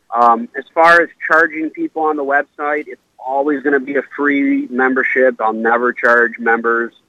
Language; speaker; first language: English; native; English